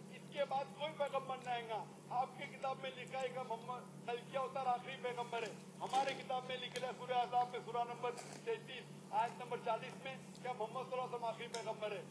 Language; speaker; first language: Hindi; non-native, local second language; Konkani